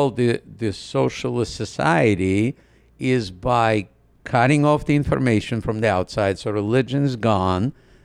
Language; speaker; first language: English; non-native, fluent; Ukrainian